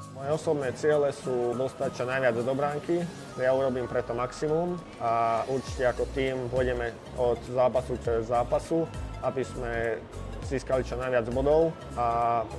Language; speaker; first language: Slovak; non-native, local second language; Hungarian